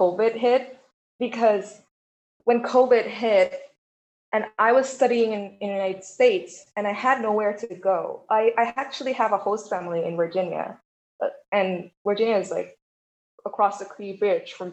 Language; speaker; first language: English; non-native, fluent; Thai